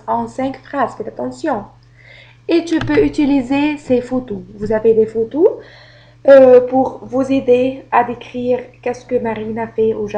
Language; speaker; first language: French; non-native, fluent; Arabic